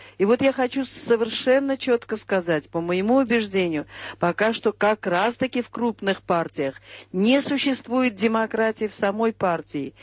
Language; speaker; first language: Russian; native; Russian